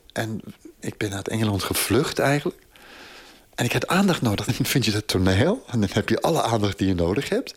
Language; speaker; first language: Dutch; non-native, fluent; English